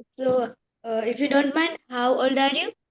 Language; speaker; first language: English; non-native, learner; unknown